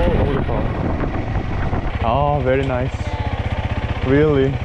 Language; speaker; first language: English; non-native, learner; Korean